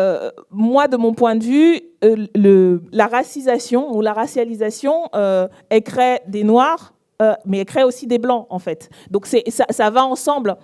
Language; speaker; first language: French; native; French